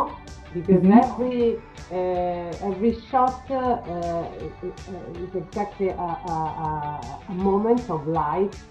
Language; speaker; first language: English; non-native, learner; Italian